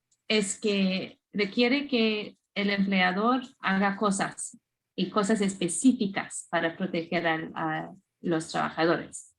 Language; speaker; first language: Spanish; non-native, fluent; English